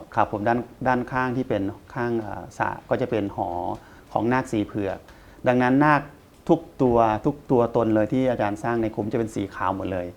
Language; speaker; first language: Thai; native; Thai